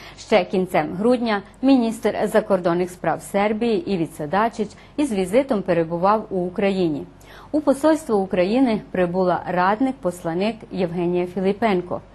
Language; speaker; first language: Ukrainian; early bilingual, heritage; Ukrainian